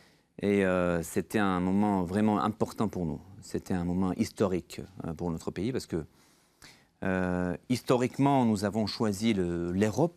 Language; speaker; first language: French; non-native, fluent; Georgian